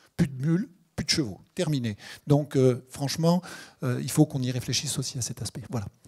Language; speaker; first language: French; native; French